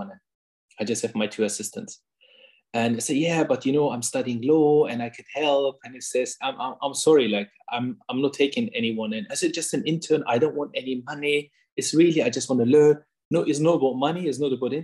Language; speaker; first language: English; non-native, fluent; German